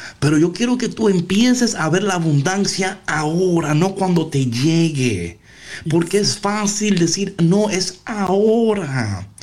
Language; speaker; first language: Spanish; early bilingual, heritage; Spanish